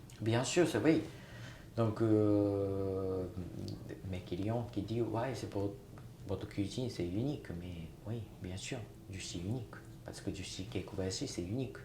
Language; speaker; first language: French; non-native, learner; Japanese